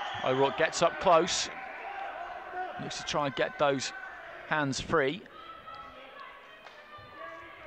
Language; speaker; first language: English; native; English